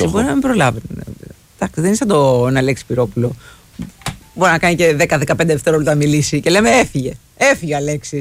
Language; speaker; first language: Greek; native; Greek